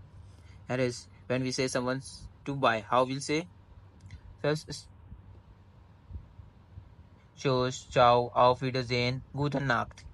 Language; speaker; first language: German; non-native, learner; Hindi